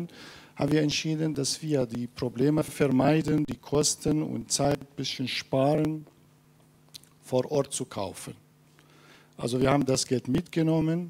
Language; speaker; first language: German; non-native, fluent; Kurdish